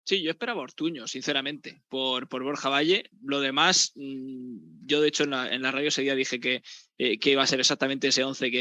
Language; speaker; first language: Spanish; native; Spanish